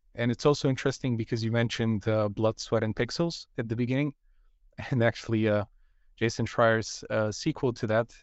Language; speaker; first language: English; non-native, fluent; Bulgarian